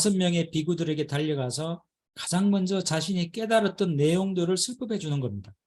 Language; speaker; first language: Korean; native; Korean